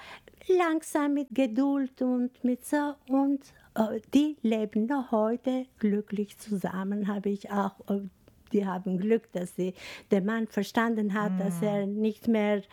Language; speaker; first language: German; non-native, learner; Albanian